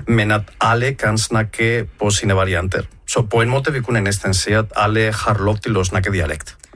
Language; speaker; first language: Norwegian; non-native, fluent; Spanish